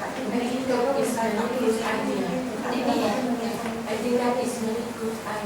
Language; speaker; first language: English; non-native, learner; Thai